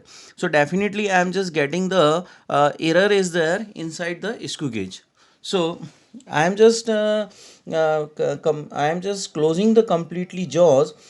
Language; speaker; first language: English; non-native, local second language; Hindi